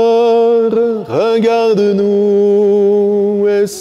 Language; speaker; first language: French; native; French